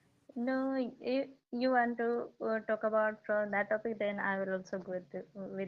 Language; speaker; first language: English; non-native, learner; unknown